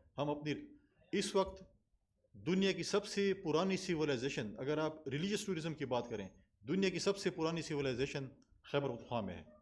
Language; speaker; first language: Urdu; non-native, local second language; Pashto